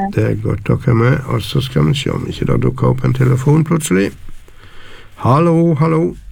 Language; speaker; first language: Norwegian; native; Norwegian